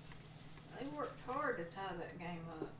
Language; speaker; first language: English; native; English